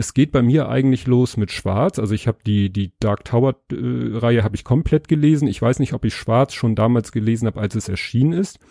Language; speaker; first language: German; native; German